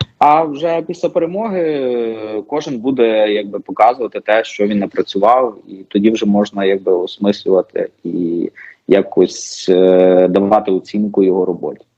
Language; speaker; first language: Ukrainian; native; Ukrainian